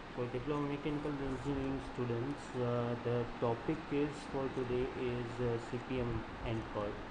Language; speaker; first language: English; non-native, local second language; Gujarati